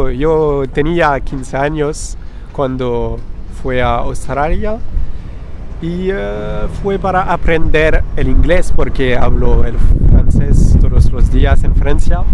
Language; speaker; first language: Spanish; non-native, fluent; French